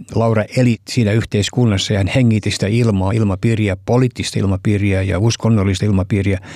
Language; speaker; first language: Finnish; early bilingual, heritage; Finnish